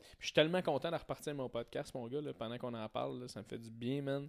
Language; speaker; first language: French; native; French